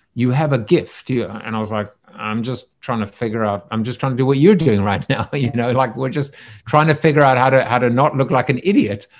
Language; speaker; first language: English; native; English